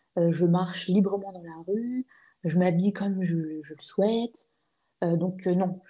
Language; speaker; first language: French; native; French